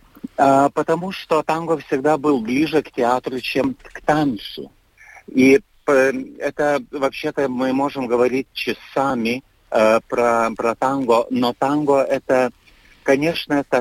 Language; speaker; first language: Russian; non-native, fluent; Lithuanian